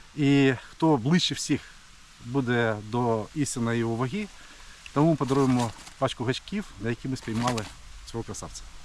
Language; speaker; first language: Ukrainian; non-native, local second language; Russian